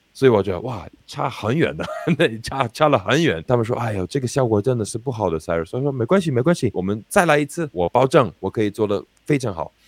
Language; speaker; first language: Chinese; non-native, fluent; English